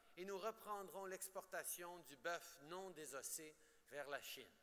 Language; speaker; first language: French; native; French